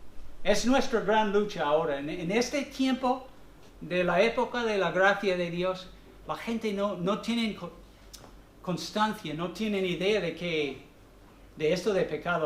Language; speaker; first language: Spanish; non-native, fluent; English